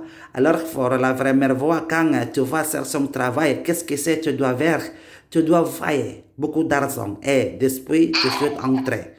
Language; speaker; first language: French; non-native, learner; Indonesian